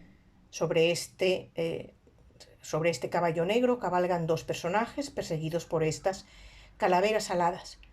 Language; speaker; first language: Spanish; native; Spanish